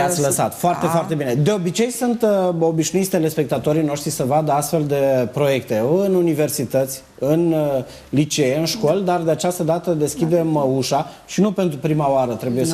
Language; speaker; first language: Romanian; native; Romanian